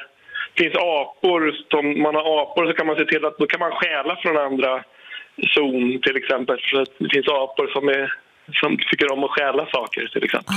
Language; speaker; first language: Swedish; native; Swedish